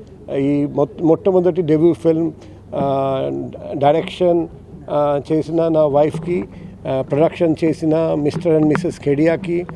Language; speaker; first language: Telugu; non-native, local second language; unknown